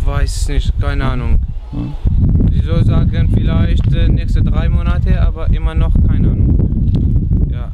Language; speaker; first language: German; non-native, learner; Kurdish